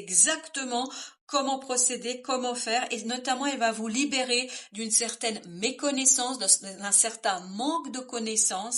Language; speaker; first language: French; native; French